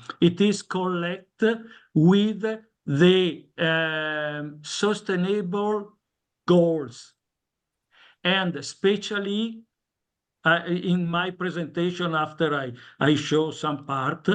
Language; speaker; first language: English; non-native, learner; Italian